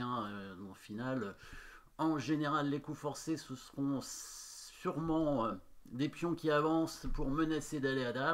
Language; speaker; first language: French; native; French